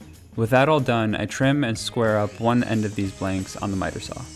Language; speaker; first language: English; native; English